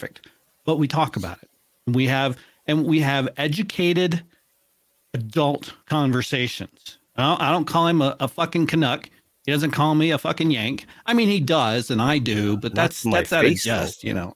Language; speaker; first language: English; native; English